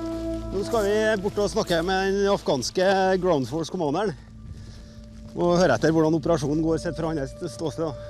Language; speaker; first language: Norwegian; native; Norwegian